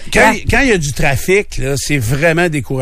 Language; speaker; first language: French; native; French